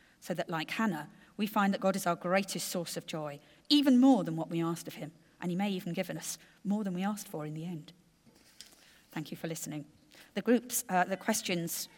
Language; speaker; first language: English; native; English